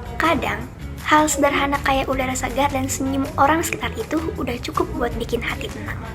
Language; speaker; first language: Indonesian; native; Indonesian